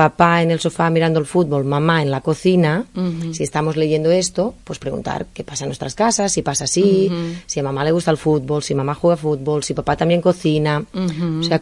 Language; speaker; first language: Spanish; native; Spanish